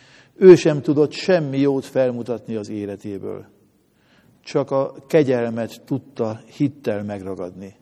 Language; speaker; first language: Hungarian; native; Hungarian